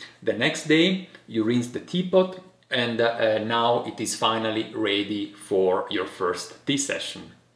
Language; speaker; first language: English; non-native, fluent; Italian